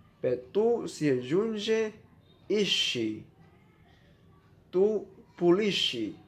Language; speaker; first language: Italian; non-native, fluent; Vietnamese